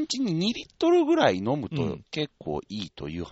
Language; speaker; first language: Japanese; native; Japanese